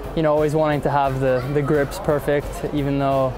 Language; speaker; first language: English; native; English